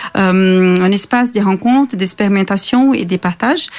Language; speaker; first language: French; non-native, fluent; Portuguese